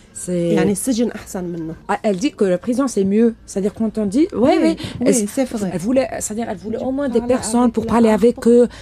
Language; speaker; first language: French; non-native, local second language; Arabic